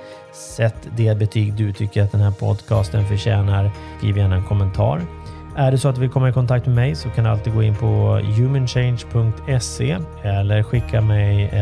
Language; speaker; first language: Swedish; native; Swedish